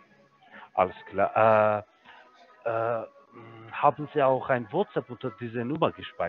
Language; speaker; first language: German; non-native, fluent; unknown